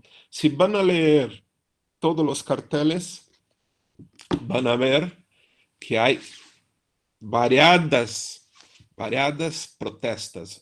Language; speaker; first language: Spanish; non-native, fluent; Portuguese